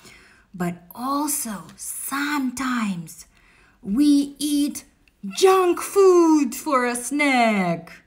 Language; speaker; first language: English; non-native, fluent; Russian